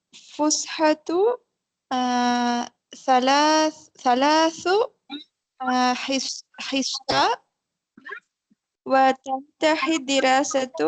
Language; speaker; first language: Arabic; non-native, learner; Tamil